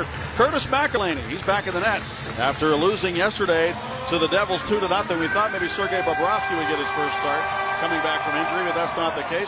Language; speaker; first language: English; native; English